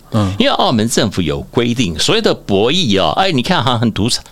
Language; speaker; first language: Chinese; native; Chinese